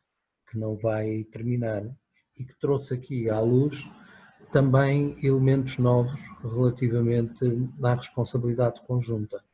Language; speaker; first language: Portuguese; native; Portuguese